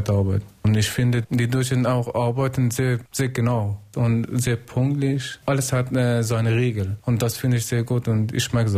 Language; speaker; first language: German; non-native, learner; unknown